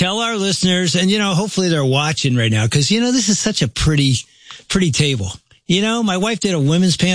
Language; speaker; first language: English; native; English